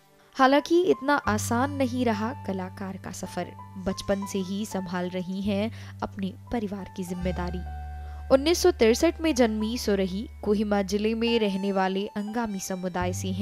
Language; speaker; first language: Hindi; native; Hindi